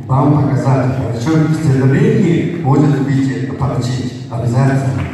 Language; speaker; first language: Russian; non-native, learner; Japanese